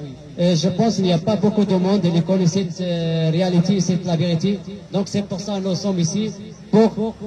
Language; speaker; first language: French; non-native, learner; Arabic